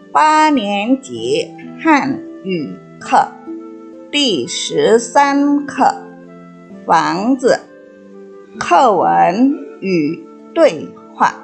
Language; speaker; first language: Chinese; non-native, fluent; Indonesian